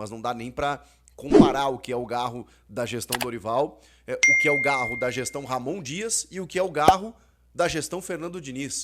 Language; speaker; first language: Portuguese; native; Portuguese